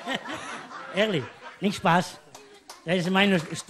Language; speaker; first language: German; non-native, learner; Italian